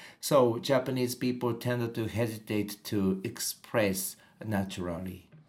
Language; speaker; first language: English; non-native, learner; Japanese